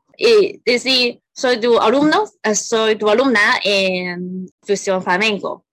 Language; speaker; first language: Spanish; non-native, learner; Cantonese